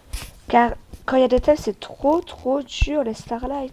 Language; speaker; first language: French; native; French